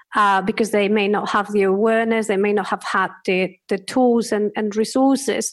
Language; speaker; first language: English; non-native, fluent; Spanish